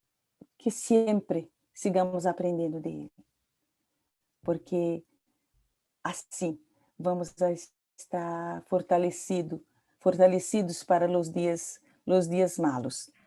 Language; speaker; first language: Portuguese; non-native, learner; Spanish